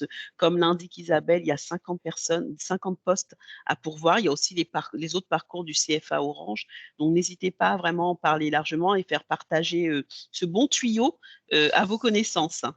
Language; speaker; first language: French; native; French